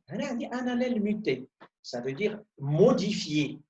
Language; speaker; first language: French; non-native, local second language; Arabic